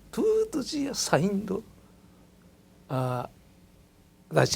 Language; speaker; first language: Portuguese; non-native, learner; Japanese